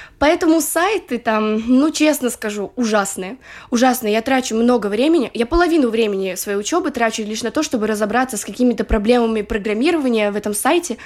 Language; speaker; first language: Russian; native; Russian